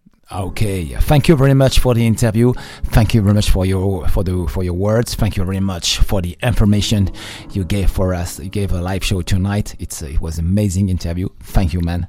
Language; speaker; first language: English; non-native, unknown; French